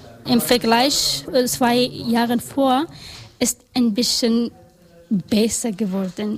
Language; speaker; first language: German; non-native, learner; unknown